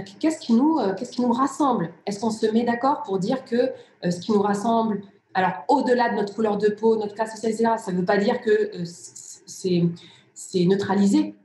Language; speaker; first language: French; early bilingual, other home language; Riffian